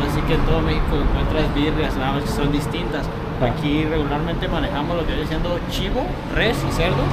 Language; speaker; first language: Spanish; native; Spanish